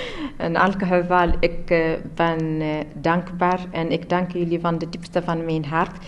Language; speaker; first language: Dutch; non-native, learner; Tigrinya